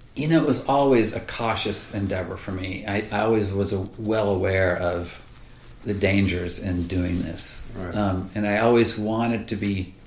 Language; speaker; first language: English; early bilingual, other home language; Swiss German